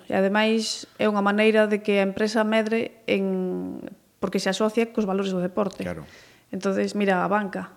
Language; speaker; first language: Galician; native; Galician